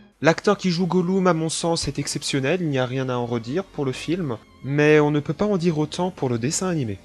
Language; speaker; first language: French; native; French